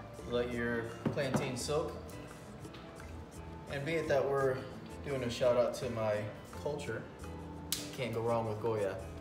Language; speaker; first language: English; early bilingual, other home language; Spanish